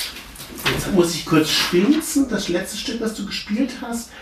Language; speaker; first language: German; native; German